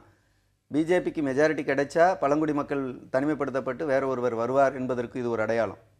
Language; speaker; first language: Tamil; native; Tamil